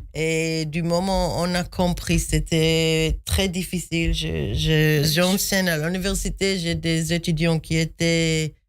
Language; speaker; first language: French; non-native, fluent; Hebrew